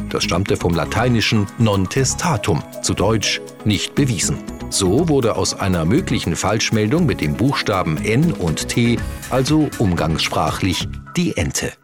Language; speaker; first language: German; native; German